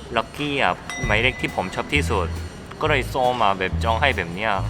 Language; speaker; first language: Thai; non-native, fluent; Korean